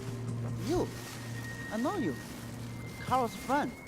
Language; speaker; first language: English; non-native, learner; Chinese